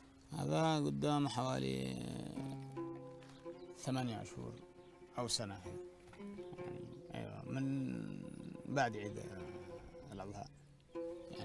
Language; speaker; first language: Arabic; native; Arabic